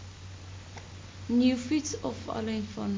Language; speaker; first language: Dutch; non-native, learner; Arabic